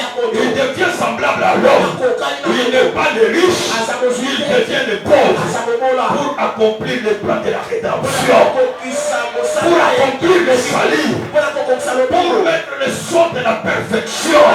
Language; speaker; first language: French; non-native, local second language; Lingala